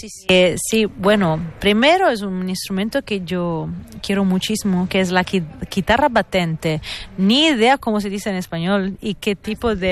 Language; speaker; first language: Spanish; non-native, fluent; Italian